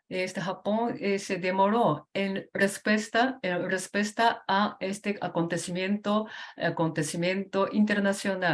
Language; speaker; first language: Spanish; non-native, fluent; Japanese